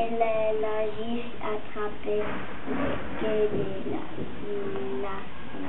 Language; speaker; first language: French; non-native, learner; English